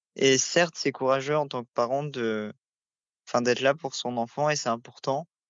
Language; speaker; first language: French; native; French